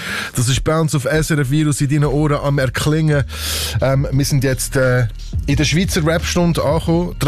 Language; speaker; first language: German; native; German